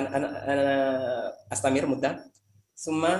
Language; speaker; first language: Arabic; non-native, fluent; Indonesian